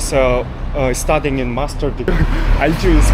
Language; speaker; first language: English; non-native, learner; Mongolian